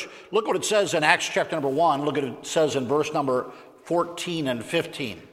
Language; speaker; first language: English; native; English